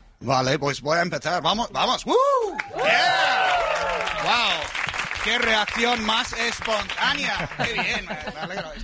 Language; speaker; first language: Spanish; non-native, fluent; English